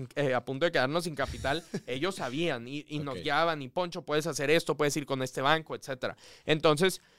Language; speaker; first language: Spanish; native; Spanish